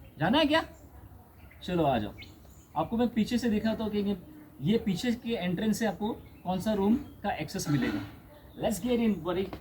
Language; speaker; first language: Hindi; non-native, local second language; Marathi